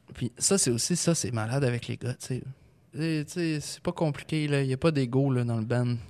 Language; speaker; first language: French; native; French